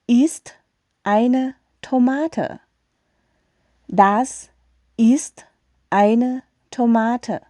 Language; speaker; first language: German; non-native, fluent; Thai